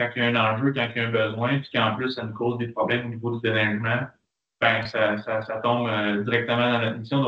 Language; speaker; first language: French; native; French